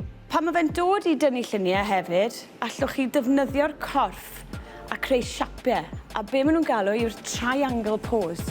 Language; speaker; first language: Welsh; native; Welsh